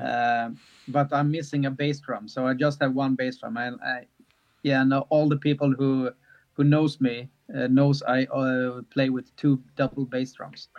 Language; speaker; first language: English; non-native, fluent; Swedish